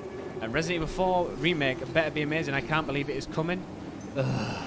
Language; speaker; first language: English; native; English